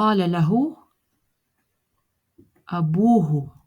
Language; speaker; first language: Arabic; non-native, fluent; Russian